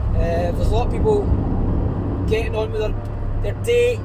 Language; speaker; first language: English; native; English